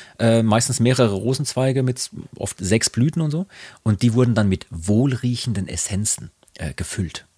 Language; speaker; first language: German; native; German